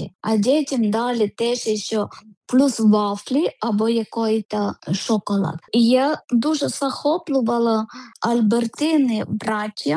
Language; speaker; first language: Ukrainian; non-native, learner; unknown